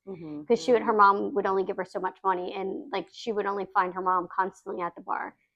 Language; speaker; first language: English; native; English